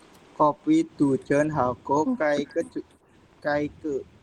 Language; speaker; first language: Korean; non-native, learner; Indonesian